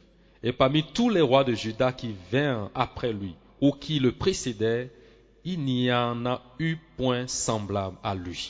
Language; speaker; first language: French; non-native, local second language; Swahili